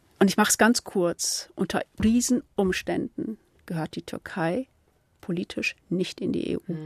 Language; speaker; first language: German; early bilingual, other home language; Turkish